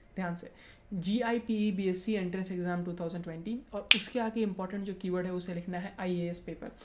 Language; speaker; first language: Hindi; non-native, local second language; Marathi